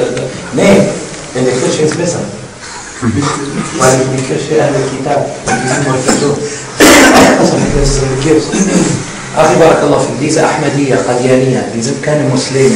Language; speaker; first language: German; non-native, fluent; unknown